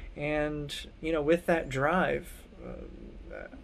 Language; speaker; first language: English; native; English